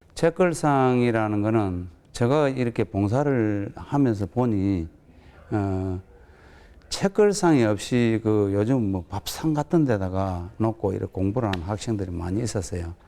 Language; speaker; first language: Korean; native; Korean